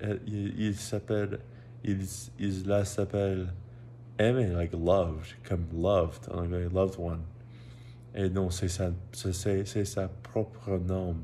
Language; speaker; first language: French; non-native, learner; English